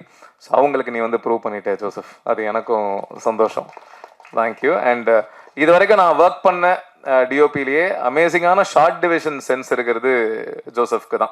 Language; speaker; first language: Tamil; native; Tamil